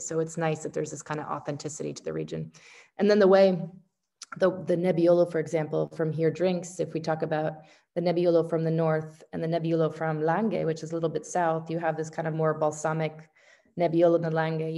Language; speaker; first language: English; native; English